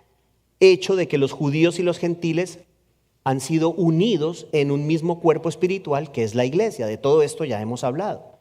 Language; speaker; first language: Spanish; native; Spanish